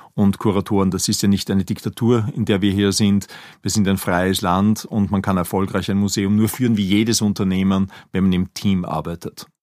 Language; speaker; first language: German; native; German